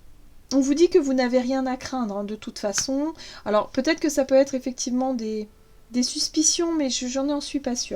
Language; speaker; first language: French; native; French